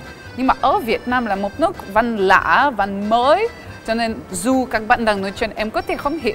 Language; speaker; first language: Vietnamese; non-native, fluent; French